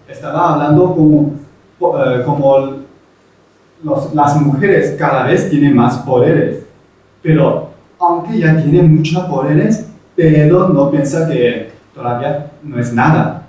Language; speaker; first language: Spanish; non-native, fluent; Chinese